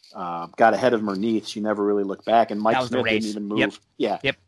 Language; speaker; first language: English; native; English